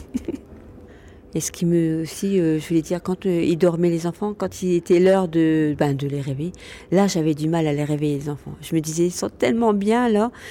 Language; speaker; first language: French; non-native, local second language; Arabic